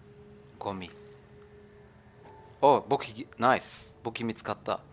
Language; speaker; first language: Japanese; non-native, learner; German